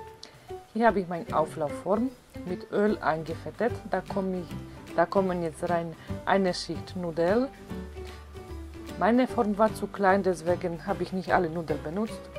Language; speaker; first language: German; non-native, fluent; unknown